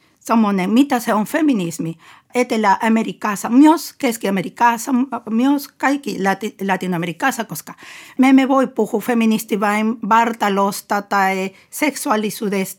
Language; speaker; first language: Finnish; non-native, fluent; Spanish